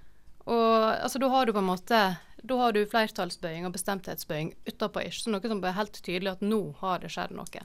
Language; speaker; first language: Norwegian; native; Norwegian